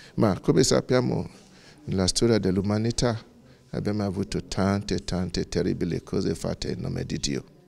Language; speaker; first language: Italian; non-native, fluent; Yoruba